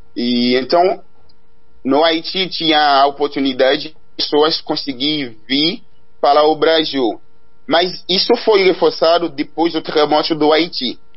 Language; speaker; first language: Portuguese; non-native, fluent; Haitian Creole